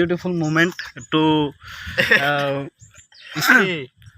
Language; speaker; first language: English; non-native, learner; Bangla